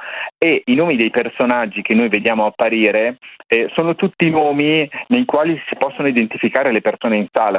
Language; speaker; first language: Italian; native; Italian